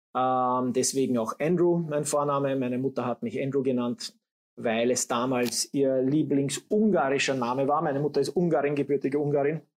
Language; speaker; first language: German; early bilingual, other home language; English